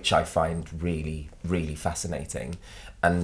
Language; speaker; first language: English; native; English